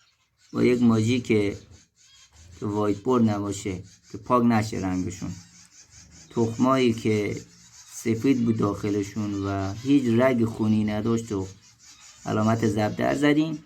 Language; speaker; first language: Persian; native; Persian